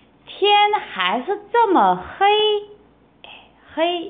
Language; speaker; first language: Chinese; non-native, fluent; Korean